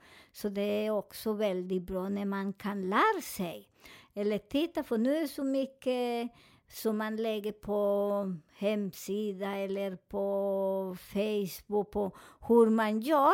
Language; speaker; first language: Swedish; non-native, learner; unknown